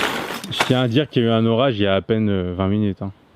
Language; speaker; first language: French; native; French